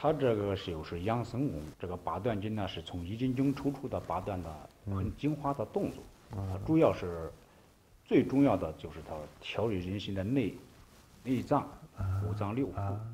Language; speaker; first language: Chinese; native; Chinese